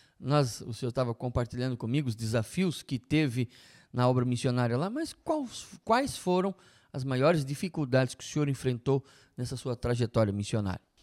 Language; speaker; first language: Portuguese; native; Portuguese